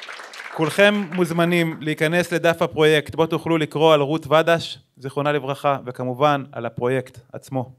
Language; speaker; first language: Hebrew; native; Hebrew